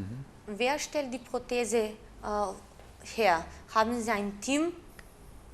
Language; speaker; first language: German; non-native, fluent; Macedonian